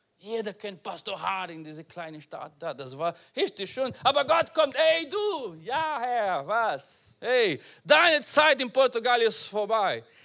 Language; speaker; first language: German; non-native, learner; Portuguese